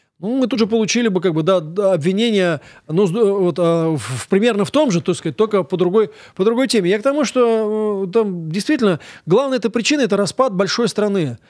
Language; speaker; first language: Russian; native; Russian